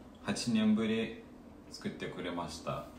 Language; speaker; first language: Japanese; non-native, fluent; Lithuanian